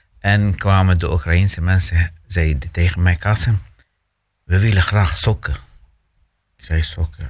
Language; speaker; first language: Dutch; non-native, fluent; Arabic